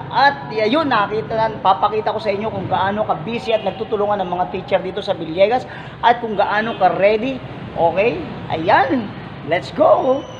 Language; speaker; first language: Filipino; native; Filipino